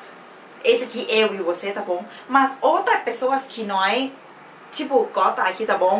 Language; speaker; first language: Portuguese; non-native, fluent; Thai